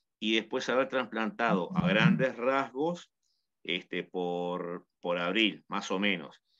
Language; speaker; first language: Spanish; native; Spanish